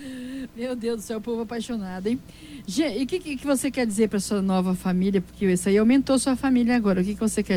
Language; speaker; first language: Portuguese; native; Portuguese